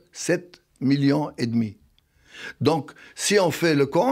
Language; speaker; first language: French; non-native, fluent; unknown